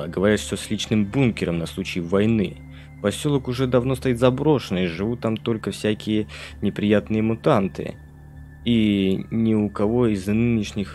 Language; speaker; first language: Russian; native; Russian